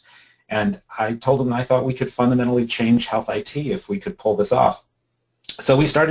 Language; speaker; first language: English; native; English